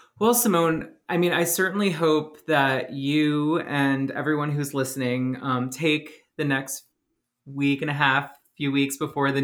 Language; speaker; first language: English; native; English